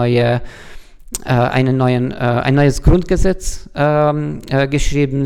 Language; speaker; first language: German; non-native, fluent; Hungarian